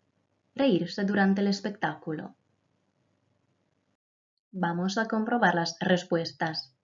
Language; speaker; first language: Spanish; non-native, fluent; Croatian